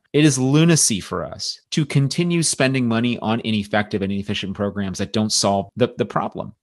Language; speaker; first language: English; native; English